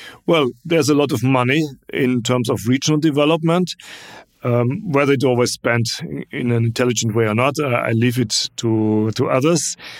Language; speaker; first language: English; non-native, fluent; German